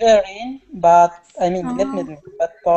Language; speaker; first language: English; non-native, learner; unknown